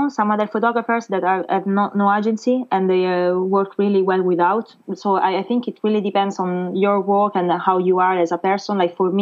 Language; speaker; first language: English; non-native, fluent; Italian